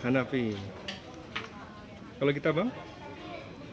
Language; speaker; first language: Indonesian; native; Indonesian